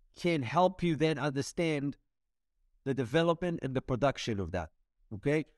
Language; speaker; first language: English; non-native, fluent; Hebrew